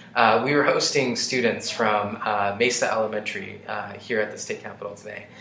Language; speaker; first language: English; native; English